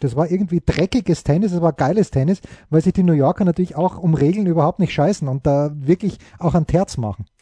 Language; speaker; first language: German; native; German